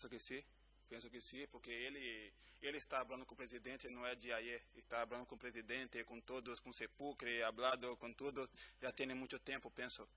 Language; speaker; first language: Spanish; non-native, learner; Portuguese